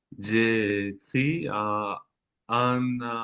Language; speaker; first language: French; non-native, learner; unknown